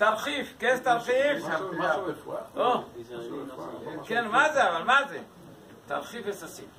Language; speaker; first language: Spanish; non-native, learner; Hebrew